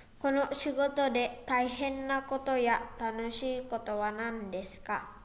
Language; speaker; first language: Japanese; non-native, learner; Indonesian